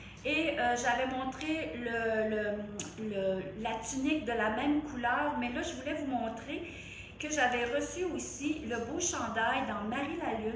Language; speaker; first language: French; native; French